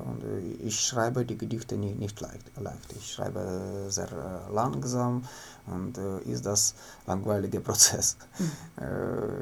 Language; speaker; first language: German; non-native, learner; Ukrainian